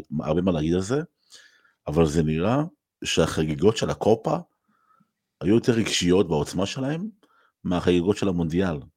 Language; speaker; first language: Hebrew; native; Hebrew